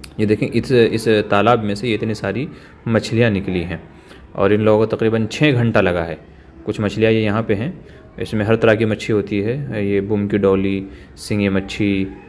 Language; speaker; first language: Hindi; native; Hindi